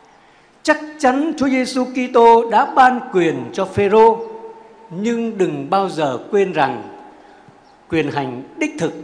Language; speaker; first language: Vietnamese; native; Vietnamese